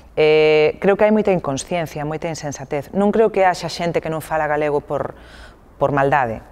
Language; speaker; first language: Galician; non-native, local second language; Spanish